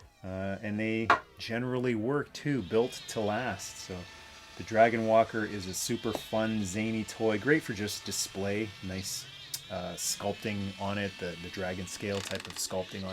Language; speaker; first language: English; native; English